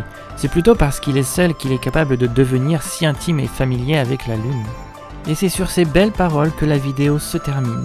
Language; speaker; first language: French; native; French